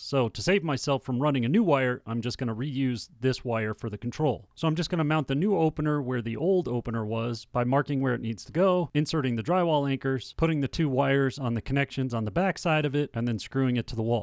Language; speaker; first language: English; native; English